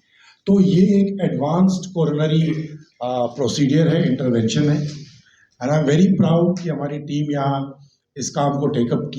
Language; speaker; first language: Hindi; native; Hindi